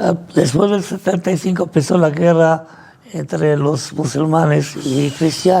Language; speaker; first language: Spanish; non-native, fluent; Arabic